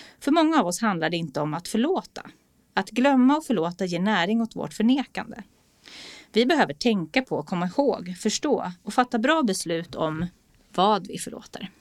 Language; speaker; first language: Swedish; native; Swedish